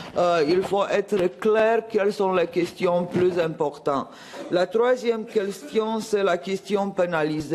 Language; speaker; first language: French; non-native, fluent; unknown